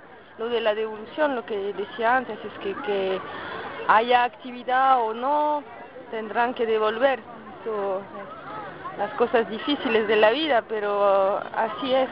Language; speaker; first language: Spanish; non-native, fluent; French